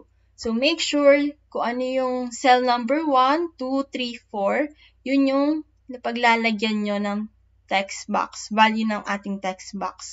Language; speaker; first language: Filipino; native; Filipino